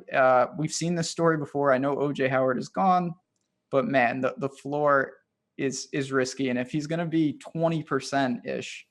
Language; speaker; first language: English; native; English